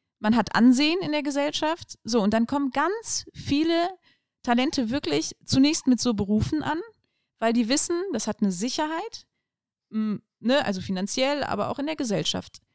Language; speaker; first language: German; native; German